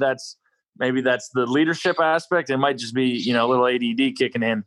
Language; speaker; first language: English; native; English